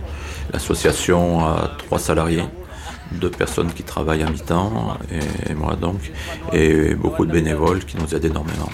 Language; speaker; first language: French; native; French